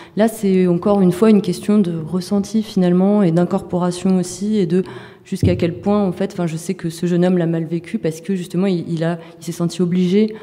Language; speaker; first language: French; native; French